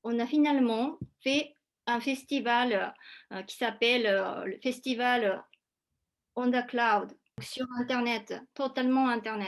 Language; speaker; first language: French; non-native, fluent; Japanese